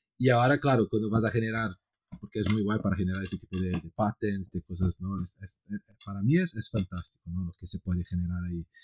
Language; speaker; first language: Spanish; non-native, fluent; Portuguese